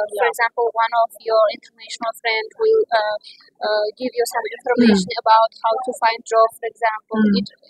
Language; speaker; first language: English; non-native, learner; Kazakh